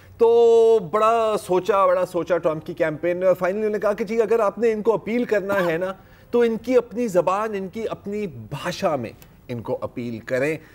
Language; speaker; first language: Urdu; native; Urdu